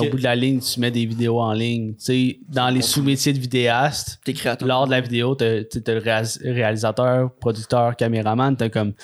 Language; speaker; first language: French; native; French